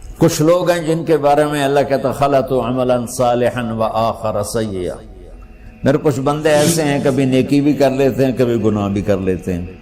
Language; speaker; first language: Urdu; non-native, local second language; Punjabi